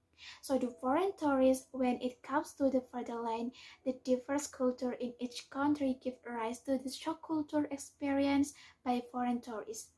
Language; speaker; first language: English; non-native, learner; Indonesian